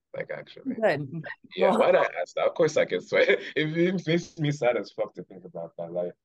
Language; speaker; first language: English; non-native, local second language; Yoruba